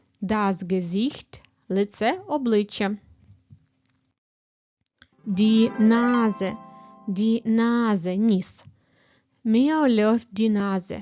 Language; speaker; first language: German; non-native, fluent; Ukrainian